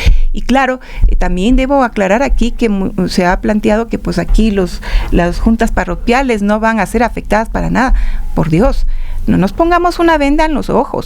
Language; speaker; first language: Spanish; native; Spanish